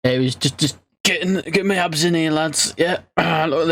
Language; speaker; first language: English; native; English